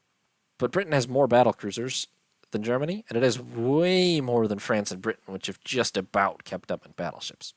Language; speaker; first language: English; native; English